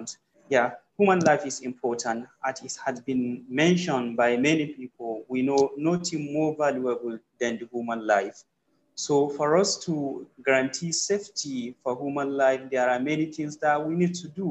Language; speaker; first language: English; non-native, local second language; Hausa